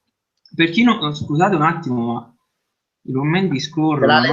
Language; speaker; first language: Italian; native; Italian